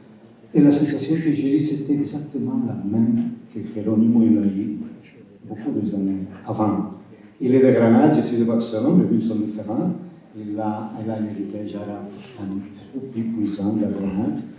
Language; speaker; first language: French; non-native, fluent; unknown